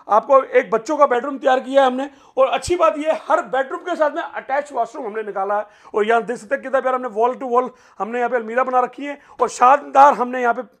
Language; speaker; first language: Hindi; native; Hindi